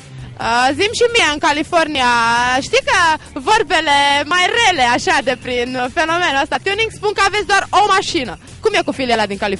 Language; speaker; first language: Romanian; native; Romanian